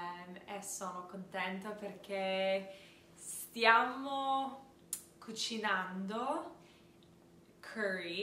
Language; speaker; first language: Italian; non-native, learner; English